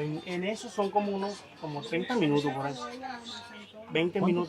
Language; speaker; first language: Spanish; native; Spanish